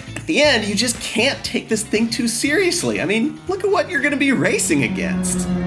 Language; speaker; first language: English; native; English